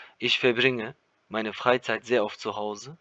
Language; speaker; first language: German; non-native, fluent; Turkish